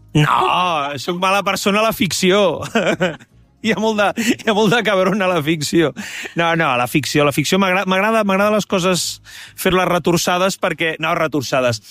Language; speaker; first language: Catalan; native; Catalan